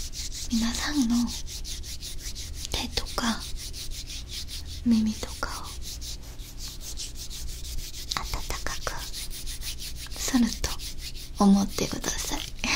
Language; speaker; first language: Japanese; non-native, learner; Korean